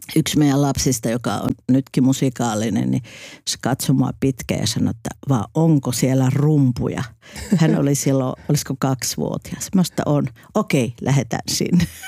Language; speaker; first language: Finnish; native; Finnish